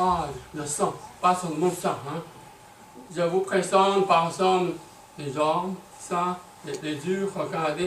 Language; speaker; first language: French; non-native, learner; Chinese